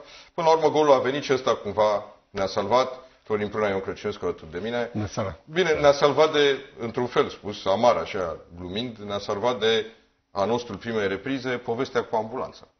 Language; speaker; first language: Romanian; native; Romanian